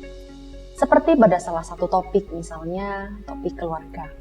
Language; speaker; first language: Indonesian; native; Indonesian